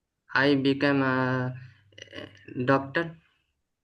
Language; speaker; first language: English; non-native, learner; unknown